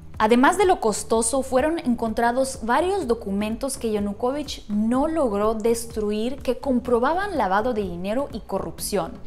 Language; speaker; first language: Spanish; non-native, fluent; Ukrainian